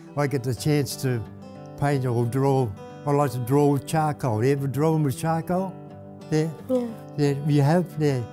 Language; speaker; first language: English; native; English